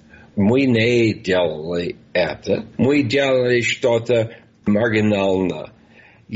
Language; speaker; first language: Russian; non-native, fluent; English